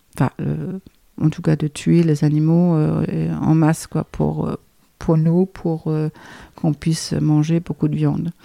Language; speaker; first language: French; non-native, fluent; Danish